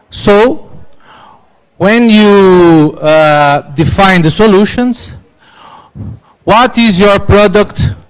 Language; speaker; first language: English; non-native, learner; Portuguese